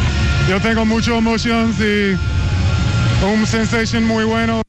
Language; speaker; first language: Spanish; non-native, learner; English